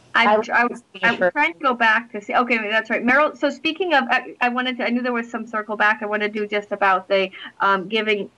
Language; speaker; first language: English; native; English